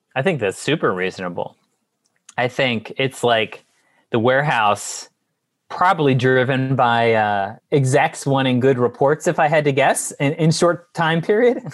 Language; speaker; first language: English; native; English